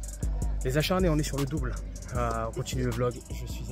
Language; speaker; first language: French; native; French